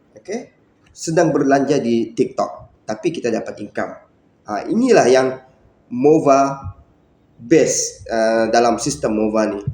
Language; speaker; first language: Malay; native; Malay